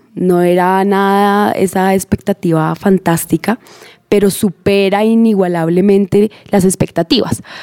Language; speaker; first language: Spanish; native; Spanish